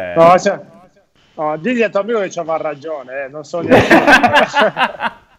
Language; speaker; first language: Italian; native; Italian